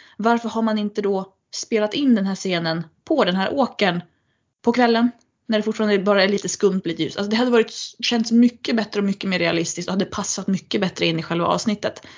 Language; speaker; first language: Swedish; native; Swedish